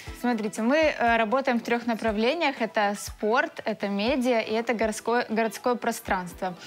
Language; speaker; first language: Russian; native; Russian